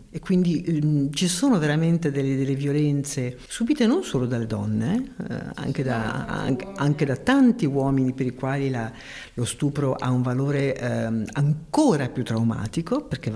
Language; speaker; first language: Italian; native; Italian